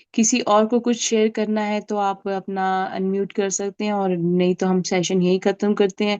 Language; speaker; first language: Hindi; native; Hindi